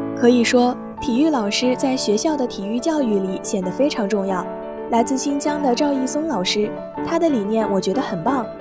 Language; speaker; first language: Chinese; native; Chinese